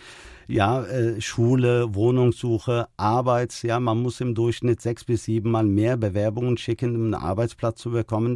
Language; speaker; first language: German; early bilingual, other home language; Turkish